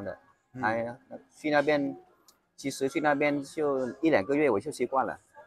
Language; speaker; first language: Chinese; non-native, fluent; Vietnamese